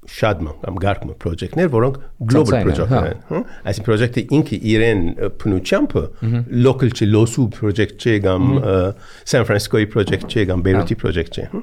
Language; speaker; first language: Armenian; early bilingual, heritage; Armenian